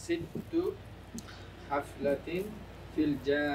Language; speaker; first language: Arabic; non-native, learner; English